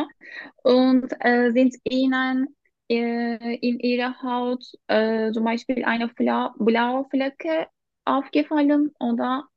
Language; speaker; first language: German; non-native, learner; Turkish